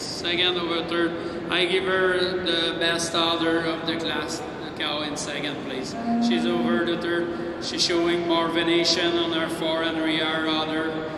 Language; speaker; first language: English; non-native, learner; French